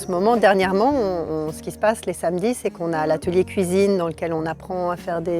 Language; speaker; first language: French; native; French